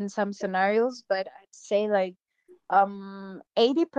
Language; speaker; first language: English; non-native, local second language; Kinyarwanda